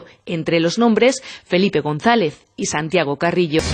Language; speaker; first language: Spanish; native; Spanish